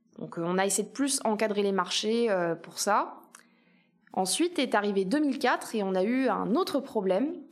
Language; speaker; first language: French; native; French